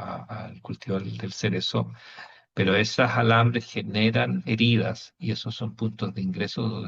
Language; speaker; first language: Spanish; native; Spanish